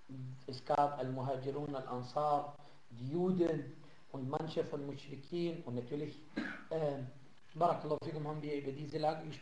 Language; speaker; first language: German; non-native, fluent; Arabic